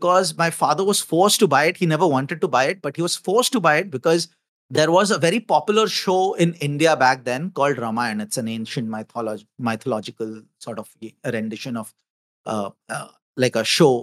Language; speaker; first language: English; non-native, local second language; Hindi